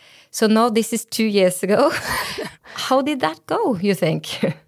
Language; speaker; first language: English; non-native, fluent; Norwegian